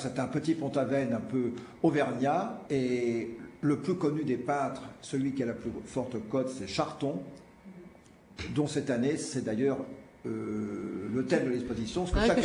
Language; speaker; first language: French; native; French